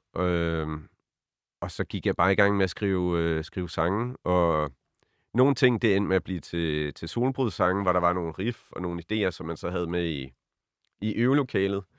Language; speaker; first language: Danish; native; Danish